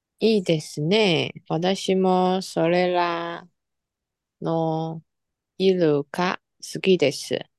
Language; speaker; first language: Japanese; non-native, learner; Chinese